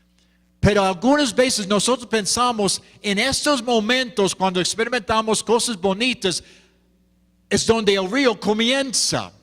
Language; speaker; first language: Spanish; non-native, fluent; English